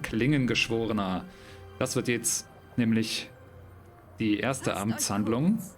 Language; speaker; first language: German; native; German